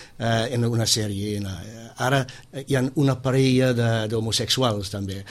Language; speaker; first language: Catalan; non-native, fluent; English